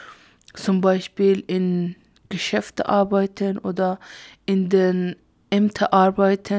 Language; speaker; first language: German; non-native, learner; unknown